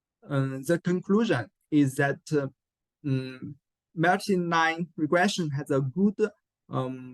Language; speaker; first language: English; non-native, learner; Chinese